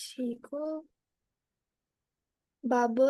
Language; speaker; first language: Korean; non-native, learner; Indonesian